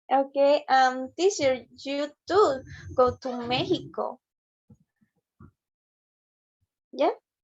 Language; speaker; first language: English; non-native, learner; Spanish